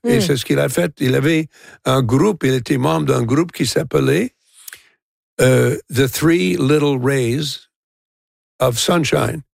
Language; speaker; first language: French; non-native, local second language; English